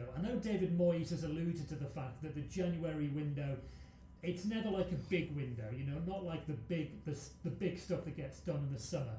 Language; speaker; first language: English; native; English